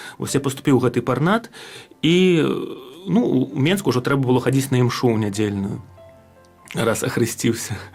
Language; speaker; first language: Belarusian; native; Belarusian